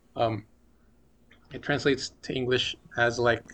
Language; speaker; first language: English; early bilingual, other home language; Filipino